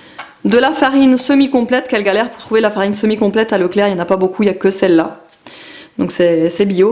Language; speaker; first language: French; native; French